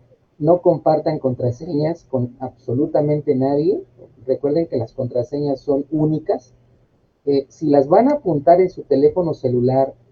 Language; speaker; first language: Spanish; native; Spanish